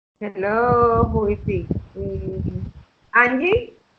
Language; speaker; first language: English; non-native, fluent; Spanish